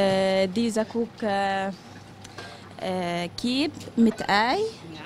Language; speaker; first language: Dutch; non-native, learner; Arabic